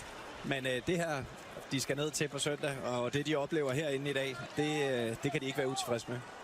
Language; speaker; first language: Danish; native; Danish